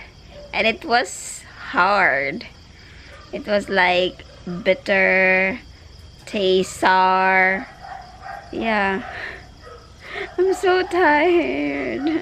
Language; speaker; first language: English; non-native, local second language; Cebuano